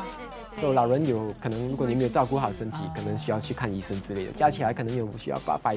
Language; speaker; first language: Chinese; native; Chinese